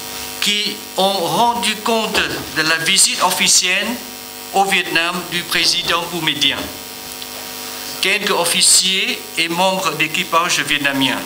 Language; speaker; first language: French; non-native, learner; Vietnamese